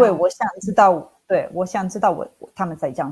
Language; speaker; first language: Chinese; non-native, fluent; Italian